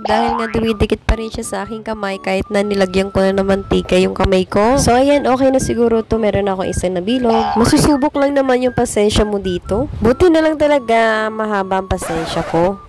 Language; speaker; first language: Filipino; non-native, local second language; Bikol